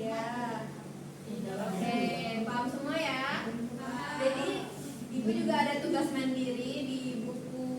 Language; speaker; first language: Indonesian; native; Indonesian